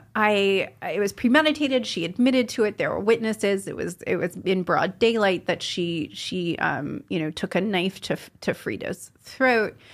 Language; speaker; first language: English; native; English